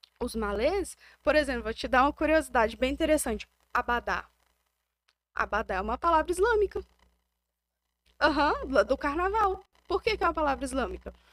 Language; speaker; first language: Portuguese; native; Portuguese